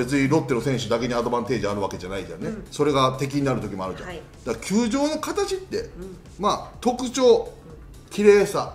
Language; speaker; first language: Japanese; native; Japanese